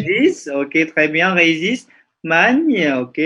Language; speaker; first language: French; non-native, fluent; Indonesian